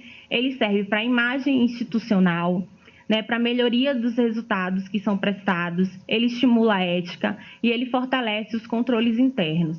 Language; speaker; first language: Portuguese; native; Portuguese